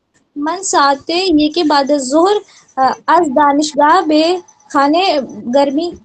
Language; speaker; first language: Persian; non-native, learner; Urdu